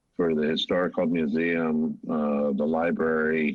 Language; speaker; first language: English; native; English